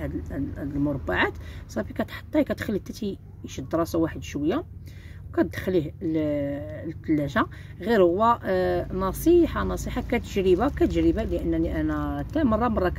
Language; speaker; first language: Arabic; native; Arabic